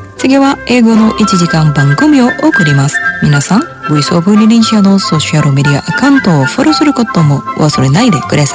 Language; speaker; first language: Japanese; non-native, fluent; Indonesian